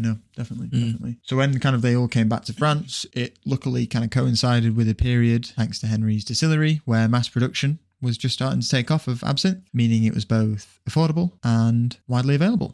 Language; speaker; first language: English; native; English